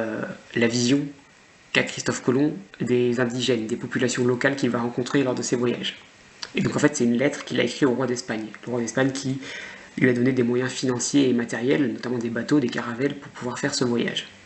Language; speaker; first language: French; native; French